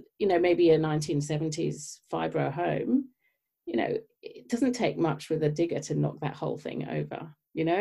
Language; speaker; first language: English; native; English